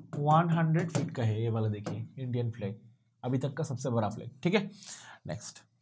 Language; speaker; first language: Hindi; non-native, local second language; Bangla